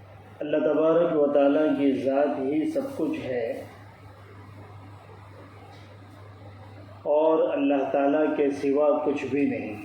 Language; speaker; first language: Urdu; native; Urdu